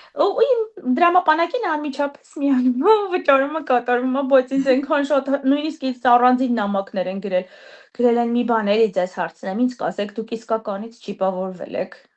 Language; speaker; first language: Armenian; native; Armenian